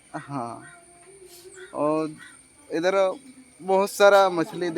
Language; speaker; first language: Hindi; non-native, local second language; Odia